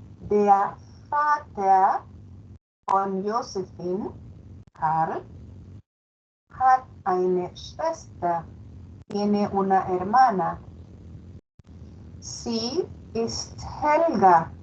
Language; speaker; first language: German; non-native, fluent; Spanish